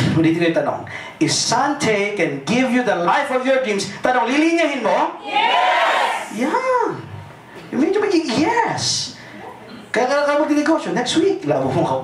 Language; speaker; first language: Filipino; non-native, local second language; Cebuano